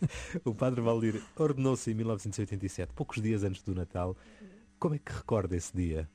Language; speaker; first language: Portuguese; native; Portuguese